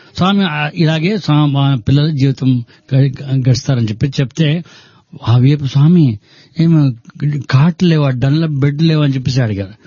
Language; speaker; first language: Telugu; non-native, fluent; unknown